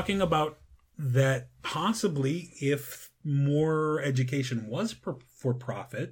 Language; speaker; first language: English; native; English